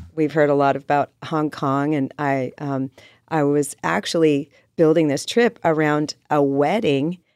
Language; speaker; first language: English; native; English